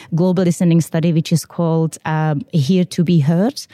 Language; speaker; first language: English; non-native, fluent; Czech